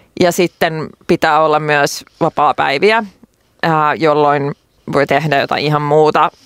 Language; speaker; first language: Finnish; non-native, local second language; Swedish